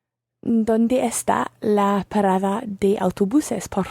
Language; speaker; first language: Spanish; non-native, learner; English